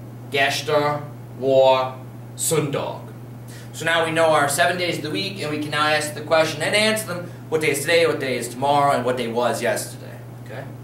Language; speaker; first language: English; native; English